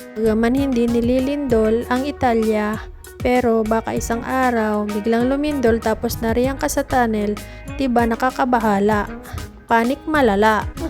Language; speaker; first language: Filipino; non-native, local second language; Bikol